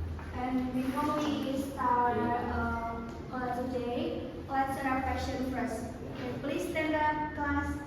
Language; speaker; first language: English; non-native, learner; Indonesian